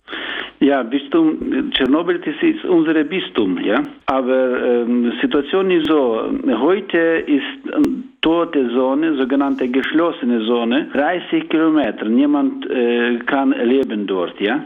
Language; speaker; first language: German; non-native, learner; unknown